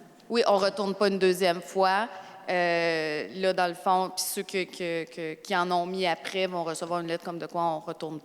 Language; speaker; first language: French; native; French